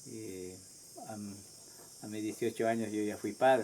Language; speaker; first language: Spanish; non-native, local second language; Quechua